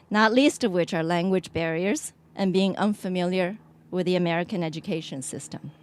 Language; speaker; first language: English; early bilingual, other home language; Chinese